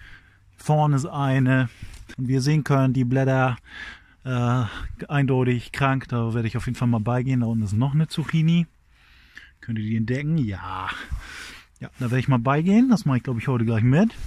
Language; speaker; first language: German; native; German